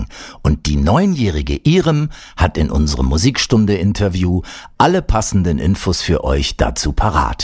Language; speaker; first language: German; native; German